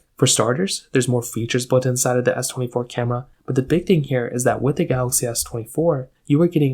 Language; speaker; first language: English; native; English